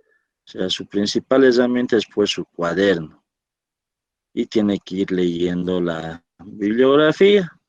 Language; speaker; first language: Spanish; native; Spanish